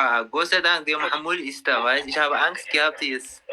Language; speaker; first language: German; non-native, learner; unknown